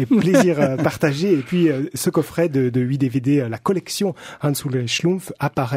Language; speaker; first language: French; native; French